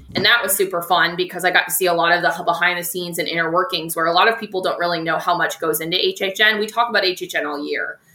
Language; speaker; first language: English; native; English